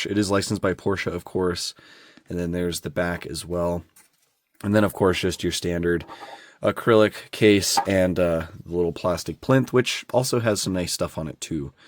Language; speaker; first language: English; native; English